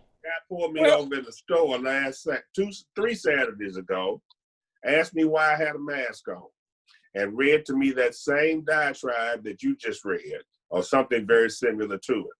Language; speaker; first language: English; native; English